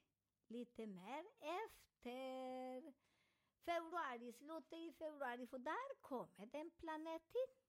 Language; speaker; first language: Swedish; non-native, fluent; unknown